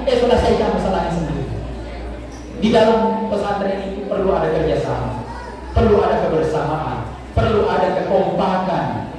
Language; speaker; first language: Indonesian; non-native, local second language; Buginese